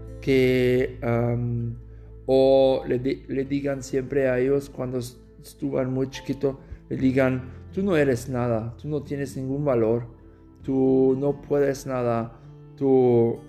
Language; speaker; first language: Spanish; non-native, learner; German